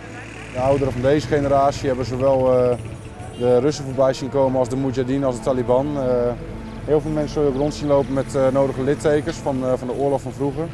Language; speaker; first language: Dutch; native; Dutch